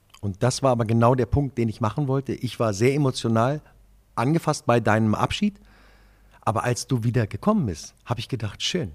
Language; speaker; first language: German; native; German